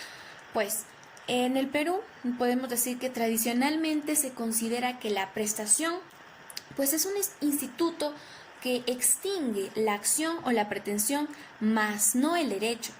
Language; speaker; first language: Spanish; native; Spanish